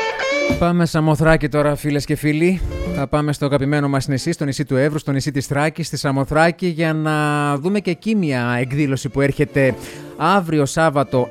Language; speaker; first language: Greek; native; Greek